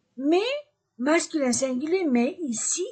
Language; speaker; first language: French; non-native, fluent; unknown